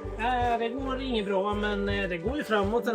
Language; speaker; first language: Swedish; native; Swedish